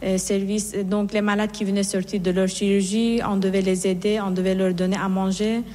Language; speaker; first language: French; non-native, fluent; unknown